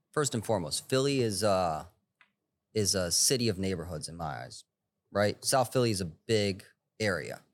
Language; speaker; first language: English; early bilingual, other home language; Hebrew